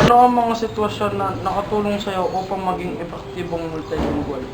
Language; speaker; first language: Filipino; non-native, local second language; Hiligaynon